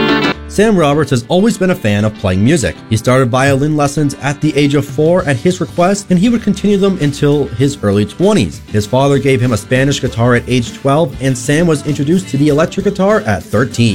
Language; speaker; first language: English; native; English